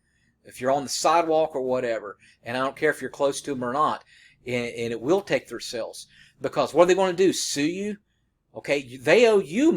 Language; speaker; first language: English; native; English